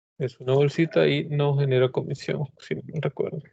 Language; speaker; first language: Spanish; native; Spanish